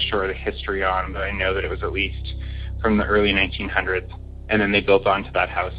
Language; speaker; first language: English; native; English